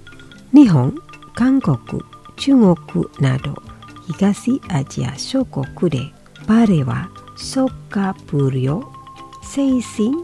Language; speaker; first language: Japanese; non-native, fluent; Indonesian